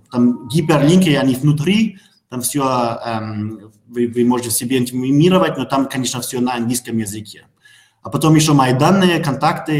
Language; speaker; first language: Russian; non-native, learner; German